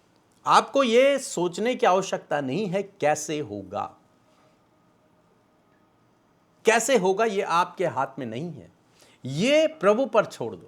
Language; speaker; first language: Hindi; native; Hindi